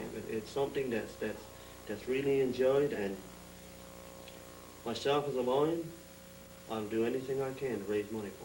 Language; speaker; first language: English; native; English